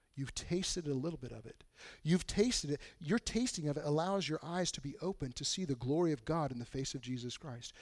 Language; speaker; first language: English; native; English